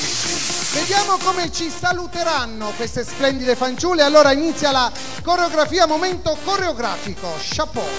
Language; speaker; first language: Italian; native; Italian